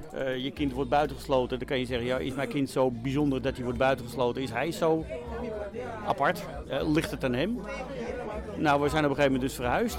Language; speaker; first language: Dutch; native; Dutch